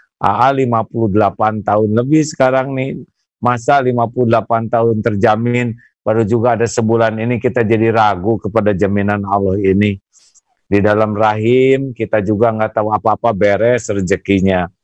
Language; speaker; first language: Indonesian; non-native, local second language; Sundanese